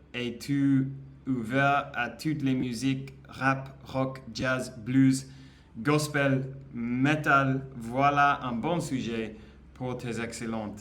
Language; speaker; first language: French; non-native, learner; English